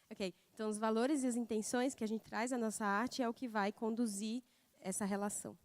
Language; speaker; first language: Portuguese; native; Portuguese